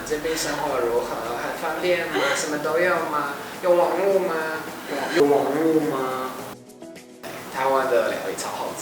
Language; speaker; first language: Chinese; non-native, fluent; Polish